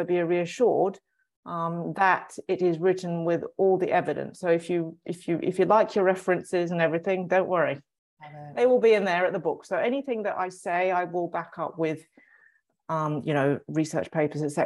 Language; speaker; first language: English; native; English